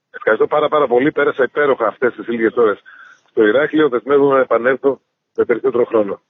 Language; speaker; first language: Greek; native; Greek